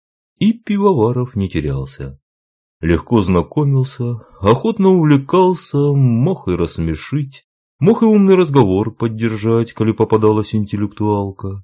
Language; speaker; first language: Russian; native; Russian